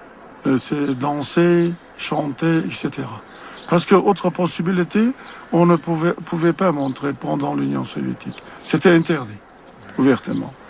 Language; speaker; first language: French; non-native, learner; Uzbek